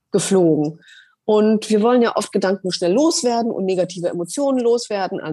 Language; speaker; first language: German; early bilingual, other home language; Polish